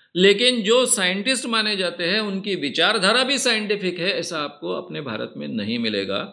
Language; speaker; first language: Hindi; non-native, local second language; Marathi